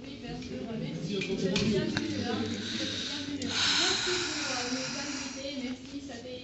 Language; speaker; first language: French; non-native, local second language; Arabic